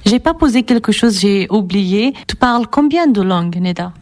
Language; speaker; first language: French; non-native, fluent; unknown